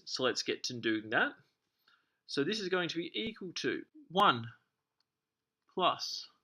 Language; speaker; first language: English; native; English